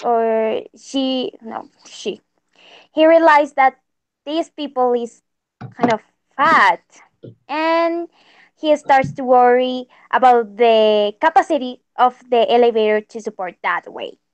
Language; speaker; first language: English; non-native, learner; Spanish